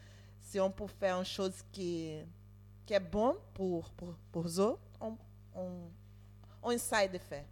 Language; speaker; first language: French; non-native, fluent; Spanish